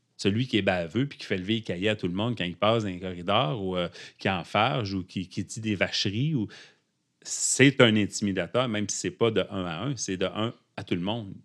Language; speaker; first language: French; native; French